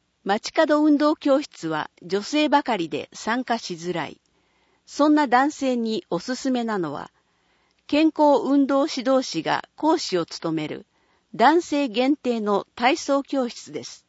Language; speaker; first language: Japanese; native; Japanese